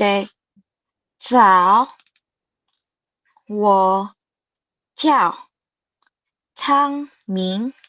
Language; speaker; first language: Chinese; non-native, learner; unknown